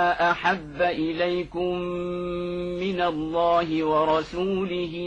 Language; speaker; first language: Arabic; native; Arabic